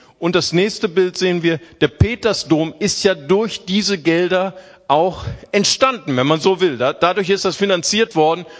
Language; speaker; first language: German; early bilingual, other home language; Portuguese